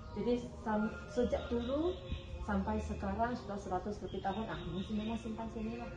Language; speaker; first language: Malay; non-native, local second language; Cantonese